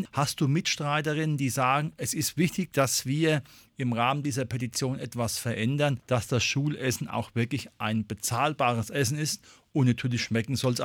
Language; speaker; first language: German; native; German